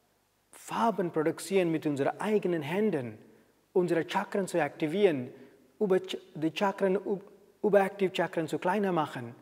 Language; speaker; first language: German; non-native, fluent; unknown